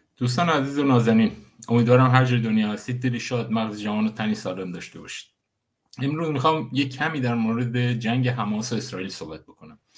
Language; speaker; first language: Persian; non-native, local second language; Kurdish